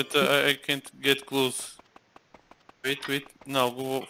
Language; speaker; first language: English; non-native, learner; Turkish